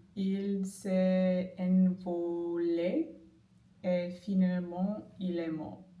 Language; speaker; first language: French; non-native, learner; English